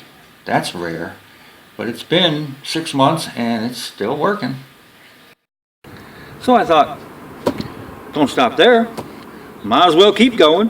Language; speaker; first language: English; native; English